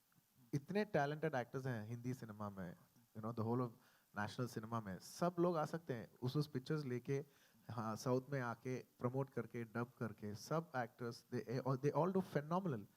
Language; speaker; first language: Hindi; non-native, local second language; Telugu